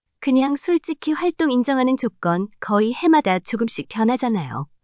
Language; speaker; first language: Korean; non-native, learner; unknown